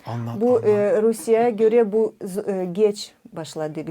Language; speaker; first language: Turkish; non-native, learner; Russian